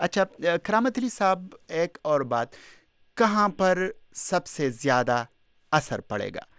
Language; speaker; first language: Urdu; non-native, local second language; Pashto